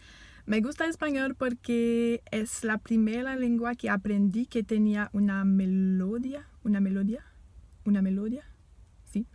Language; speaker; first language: Spanish; non-native, fluent; French